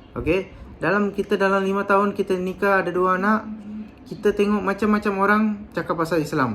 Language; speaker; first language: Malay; non-native, local second language; Tamil